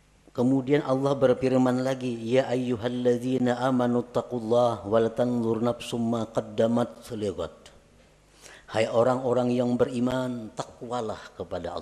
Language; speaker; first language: Indonesian; non-native, local second language; Banjar